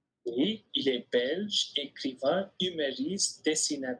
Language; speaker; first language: French; non-native, fluent; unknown